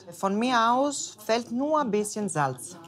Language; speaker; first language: German; non-native, fluent; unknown